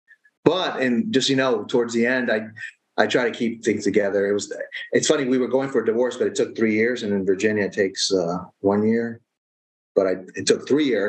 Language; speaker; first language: English; native; English